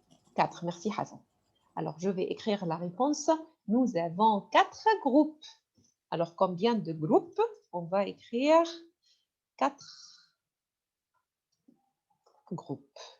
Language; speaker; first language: French; non-native, fluent; Arabic